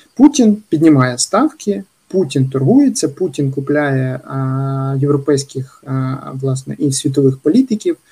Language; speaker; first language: Ukrainian; native; Ukrainian